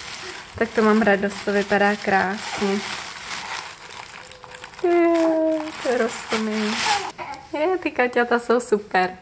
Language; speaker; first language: Czech; native; Czech